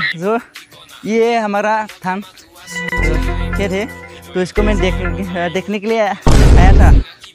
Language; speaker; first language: Hindi; non-native, local second language; Bodo